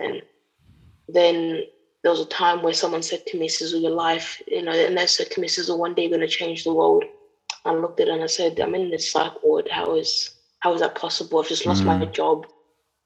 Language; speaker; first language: English; native; English